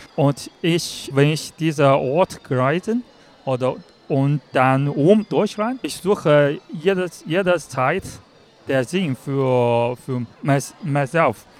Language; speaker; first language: German; non-native, learner; Chinese